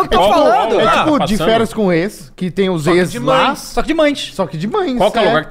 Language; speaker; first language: Portuguese; native; Portuguese